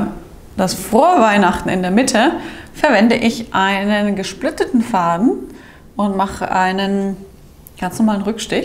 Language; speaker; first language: German; native; German